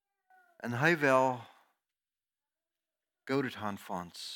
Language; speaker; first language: German; non-native, learner; Plautdietsch